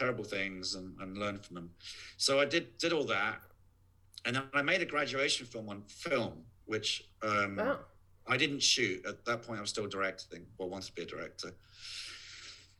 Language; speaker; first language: English; native; English